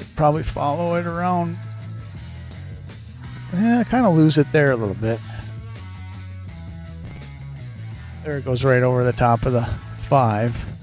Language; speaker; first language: English; native; English